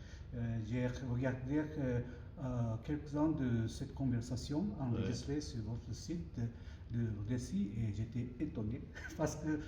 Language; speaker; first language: French; non-native, learner; Japanese